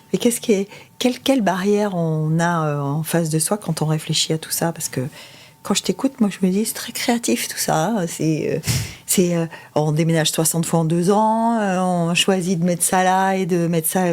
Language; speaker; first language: French; native; French